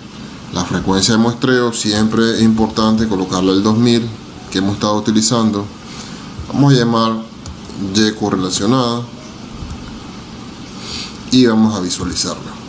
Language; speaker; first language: Spanish; native; Spanish